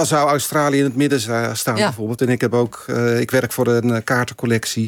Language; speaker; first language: Dutch; native; Dutch